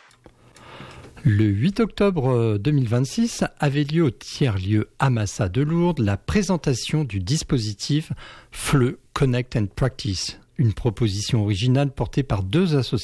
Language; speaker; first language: French; native; French